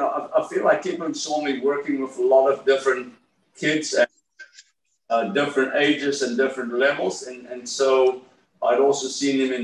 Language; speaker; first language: English; native; English